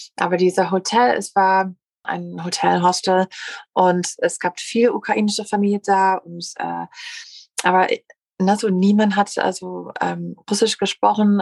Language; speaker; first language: German; non-native, fluent; English